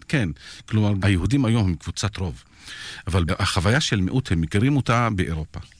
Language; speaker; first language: Hebrew; non-native, local second language; Arabic